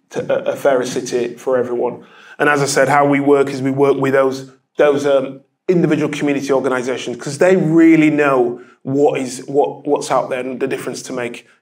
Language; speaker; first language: English; native; English